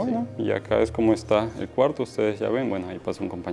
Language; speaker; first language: Spanish; native; Spanish